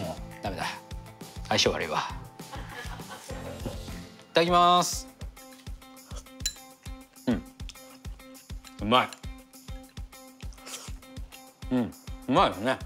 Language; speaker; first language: Japanese; native; Japanese